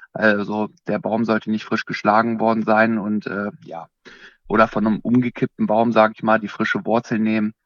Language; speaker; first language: German; native; German